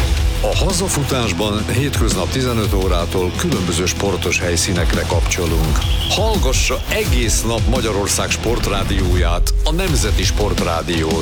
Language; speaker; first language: Hungarian; native; Hungarian